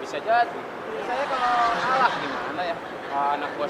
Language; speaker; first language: Indonesian; native; Indonesian